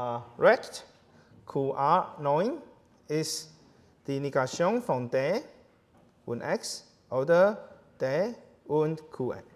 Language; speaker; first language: German; non-native, learner; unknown